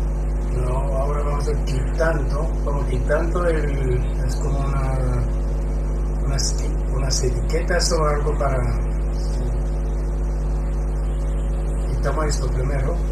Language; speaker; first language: Spanish; non-native, fluent; Chinese